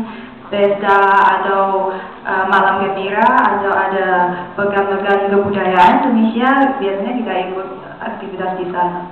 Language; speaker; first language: Indonesian; non-native, fluent; Chinese